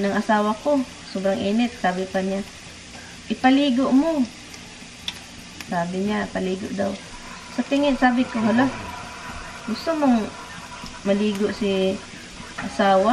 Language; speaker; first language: Filipino; native; Filipino